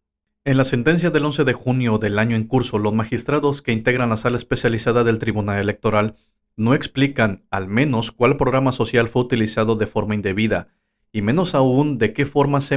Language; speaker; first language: Spanish; native; Spanish